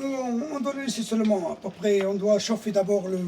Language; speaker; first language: French; non-native, fluent; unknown